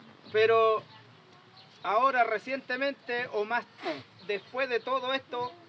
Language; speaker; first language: Spanish; native; Spanish